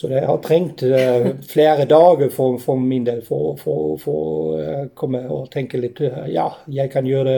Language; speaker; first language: Norwegian; non-native, fluent; German